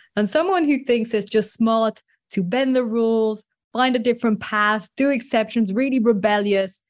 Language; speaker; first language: English; non-native, fluent; French